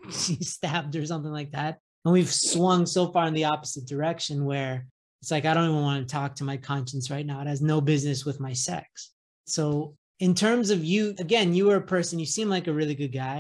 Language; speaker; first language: English; native; English